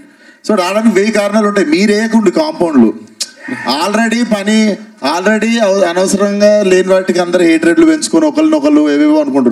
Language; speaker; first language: Telugu; native; Telugu